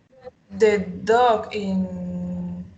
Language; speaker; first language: English; non-native, learner; Spanish